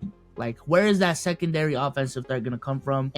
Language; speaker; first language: English; native; English